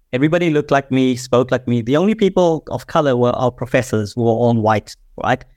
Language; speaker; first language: English; native; English